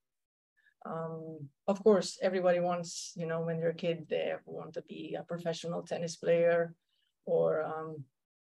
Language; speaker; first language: English; non-native, fluent; Slovenian